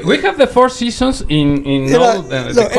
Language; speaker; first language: English; non-native, learner; Spanish